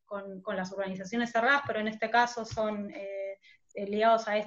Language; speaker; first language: Spanish; native; Spanish